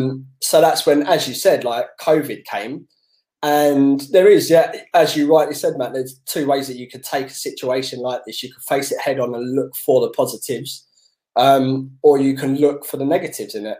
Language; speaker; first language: English; native; English